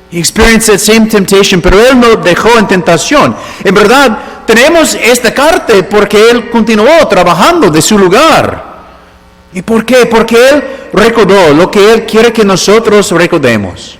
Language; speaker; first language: Spanish; non-native, fluent; English